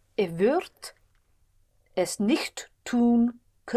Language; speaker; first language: German; non-native, learner; English